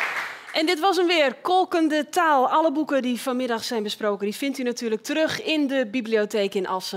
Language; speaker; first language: Dutch; native; Dutch